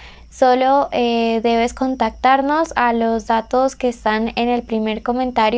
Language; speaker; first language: Spanish; native; Spanish